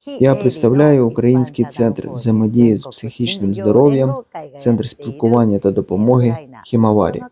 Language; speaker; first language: Ukrainian; non-native, fluent; Japanese